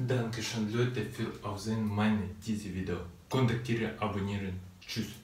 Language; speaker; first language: German; non-native, learner; Russian